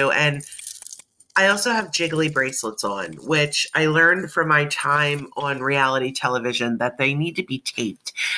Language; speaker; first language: English; native; English